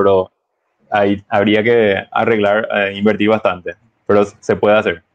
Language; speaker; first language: Spanish; native; Spanish